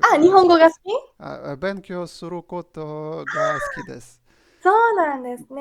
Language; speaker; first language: Japanese; non-native, learner; Ukrainian